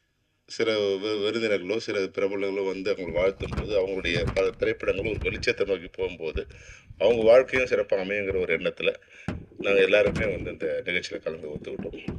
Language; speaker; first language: Tamil; native; Tamil